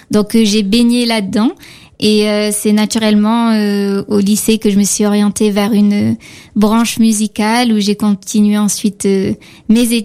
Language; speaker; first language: French; native; French